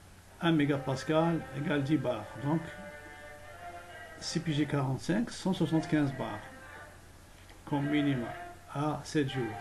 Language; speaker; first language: French; non-native, local second language; Arabic